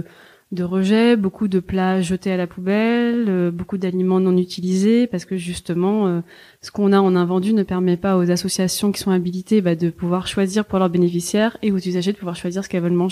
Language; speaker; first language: French; native; French